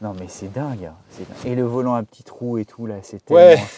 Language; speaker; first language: French; native; French